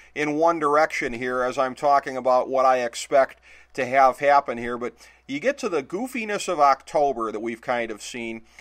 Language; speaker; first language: English; native; English